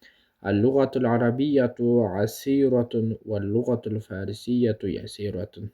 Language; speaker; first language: Arabic; non-native, fluent; Kyrgyz